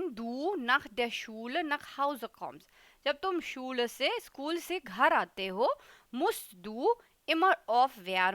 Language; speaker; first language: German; non-native, fluent; Hindi